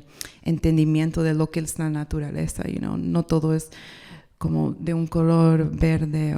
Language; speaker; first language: Spanish; non-native, learner; English